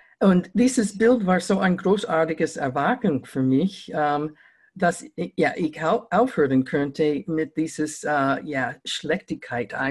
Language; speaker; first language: German; non-native, fluent; English